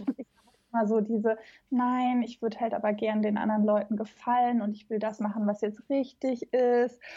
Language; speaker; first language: German; native; German